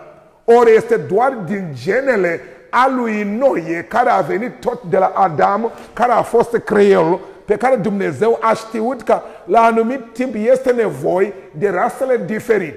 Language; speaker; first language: Romanian; non-native, learner; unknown